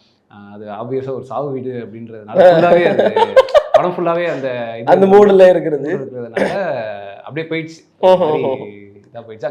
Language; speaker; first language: Tamil; native; Tamil